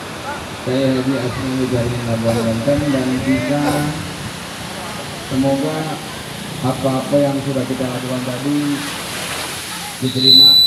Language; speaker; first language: Indonesian; native; Indonesian